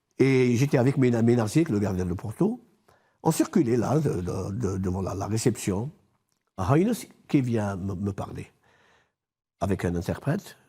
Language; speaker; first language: French; non-native, local second language; Arabic